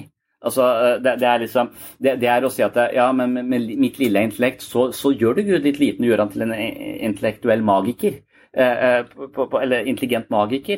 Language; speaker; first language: Norwegian; native; Norwegian